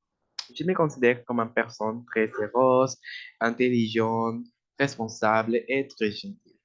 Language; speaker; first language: French; non-native, learner; Spanish